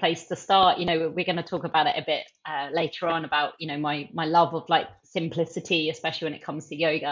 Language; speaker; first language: English; native; English